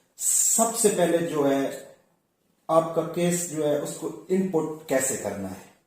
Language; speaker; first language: Urdu; non-native, local second language; Punjabi